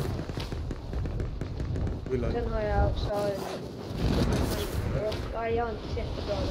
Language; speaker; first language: Swedish; early bilingual, other home language; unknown